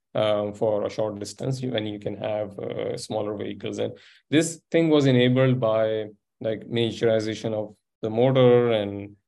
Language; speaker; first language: English; non-native, local second language; Sindhi